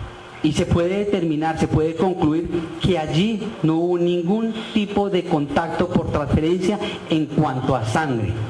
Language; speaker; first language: Spanish; native; Spanish